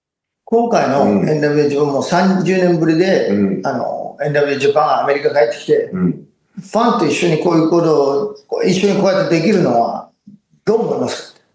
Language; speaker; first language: Japanese; non-native, fluent; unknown